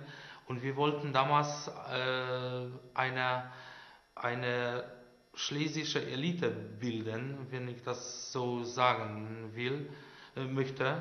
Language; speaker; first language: German; non-native, local second language; Polish